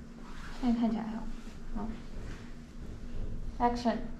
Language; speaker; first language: Chinese; native; Chinese